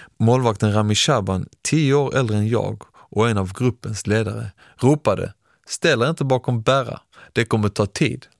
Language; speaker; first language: Swedish; early bilingual, other home language; Persian